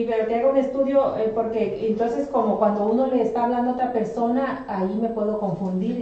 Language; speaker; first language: Spanish; native; Spanish